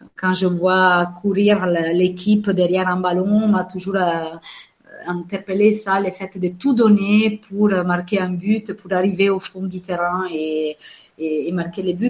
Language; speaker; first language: French; non-native, fluent; Italian